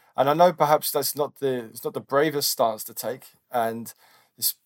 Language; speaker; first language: English; native; English